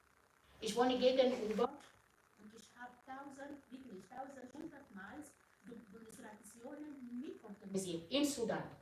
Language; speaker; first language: German; non-native, fluent; Arabic